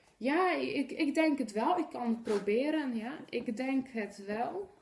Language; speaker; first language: Dutch; non-native, fluent; Polish